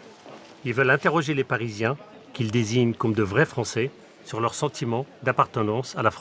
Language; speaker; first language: French; native; French